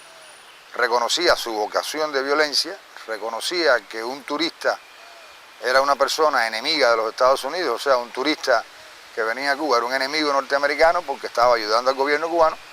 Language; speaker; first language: Spanish; native; Spanish